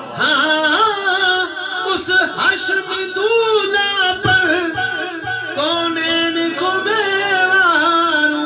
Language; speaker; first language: Urdu; non-native, local second language; Punjabi